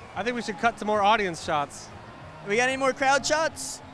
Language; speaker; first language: English; native; English